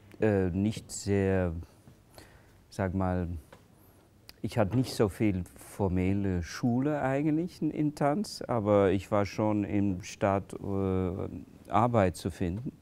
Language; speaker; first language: German; non-native, fluent; English